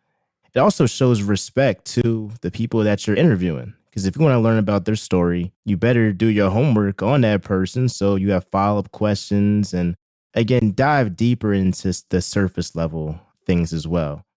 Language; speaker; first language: English; native; English